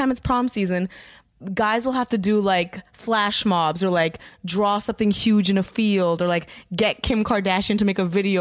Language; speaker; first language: English; native; English